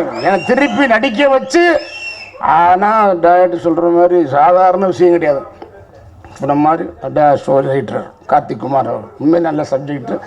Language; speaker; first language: Tamil; native; Tamil